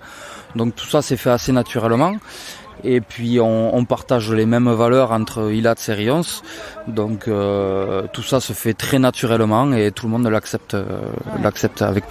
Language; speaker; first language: French; native; French